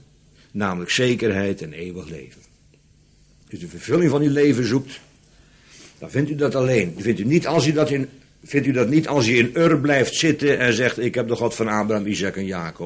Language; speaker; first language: Dutch; native; Dutch